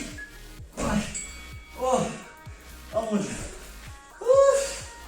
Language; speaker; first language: French; native; French